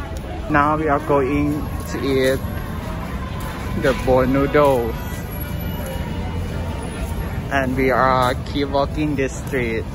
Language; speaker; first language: English; non-native, learner; Thai